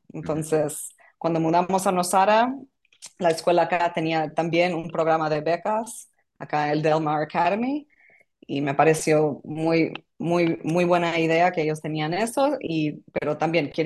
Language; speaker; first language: Spanish; non-native, fluent; English